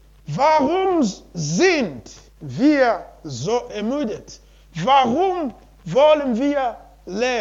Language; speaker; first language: German; non-native, learner; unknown